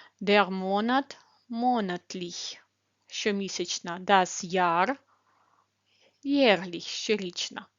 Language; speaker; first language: German; non-native, fluent; Ukrainian